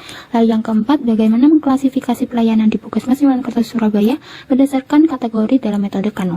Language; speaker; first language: Indonesian; native; Indonesian